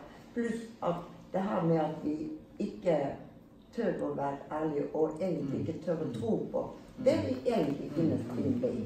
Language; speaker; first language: Norwegian; native; Norwegian